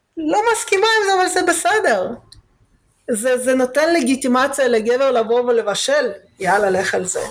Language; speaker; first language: Hebrew; early bilingual, other home language; Russian